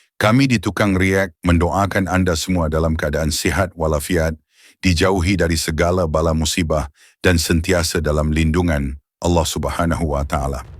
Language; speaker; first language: Malay; native; Malay